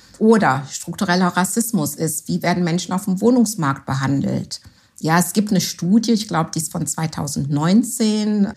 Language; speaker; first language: German; non-native, fluent; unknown